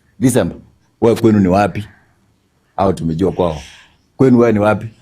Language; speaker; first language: Swahili; non-native, local second language; Gusii